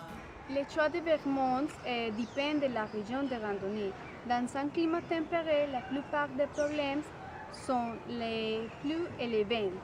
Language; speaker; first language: French; non-native, learner; Spanish